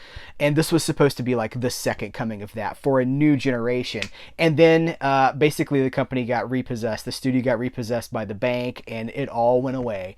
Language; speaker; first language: English; native; English